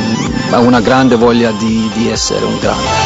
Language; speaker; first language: Italian; non-native, learner; Swedish